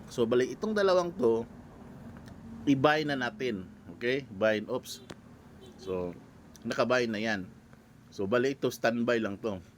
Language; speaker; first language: Filipino; non-native, local second language; Cebuano